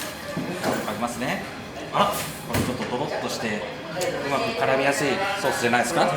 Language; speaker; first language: Japanese; native; Japanese